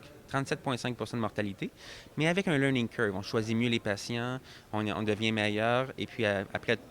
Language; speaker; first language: French; native; French